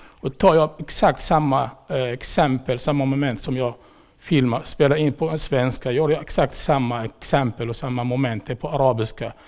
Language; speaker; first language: Swedish; non-native, fluent; Arabic